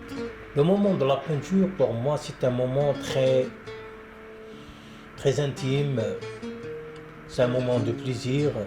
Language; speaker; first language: French; non-native, local second language; Kabyle